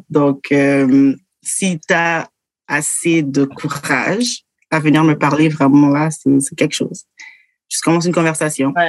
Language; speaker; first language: French; native; French